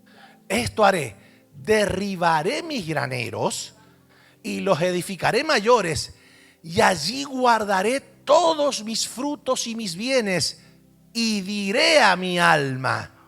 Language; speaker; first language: Spanish; native; Spanish